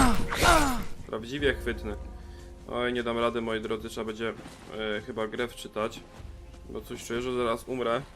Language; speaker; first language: Polish; native; Polish